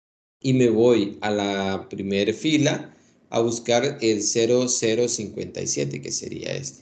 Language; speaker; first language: Spanish; native; Spanish